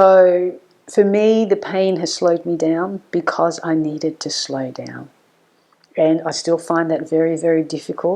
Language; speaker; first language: English; native; English